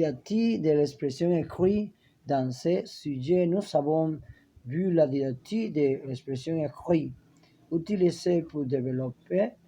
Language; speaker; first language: French; non-native, learner; Spanish